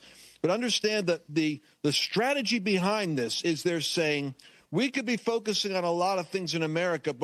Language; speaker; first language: English; native; English